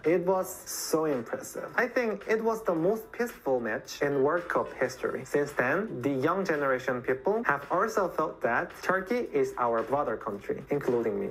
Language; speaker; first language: English; non-native, fluent; Korean